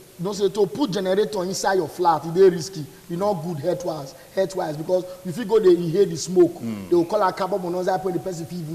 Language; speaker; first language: English; non-native, local second language; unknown